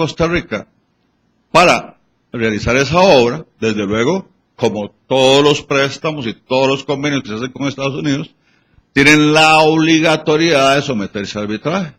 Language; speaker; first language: Spanish; native; Spanish